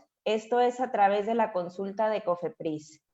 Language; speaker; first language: Spanish; native; Spanish